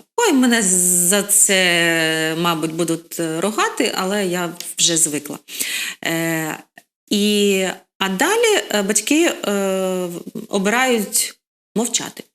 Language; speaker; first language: Ukrainian; non-native, local second language; Russian